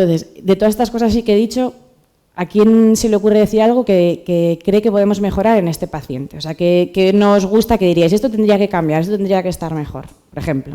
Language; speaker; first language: Spanish; native; Spanish